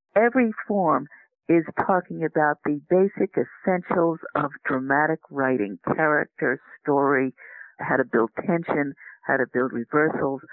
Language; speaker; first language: English; native; English